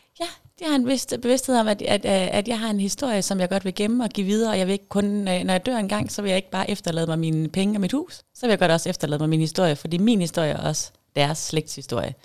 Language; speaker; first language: Danish; native; Danish